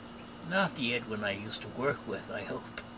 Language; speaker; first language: English; native; English